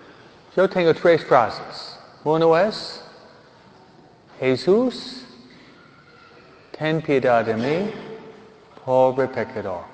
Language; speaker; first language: Spanish; non-native, fluent; English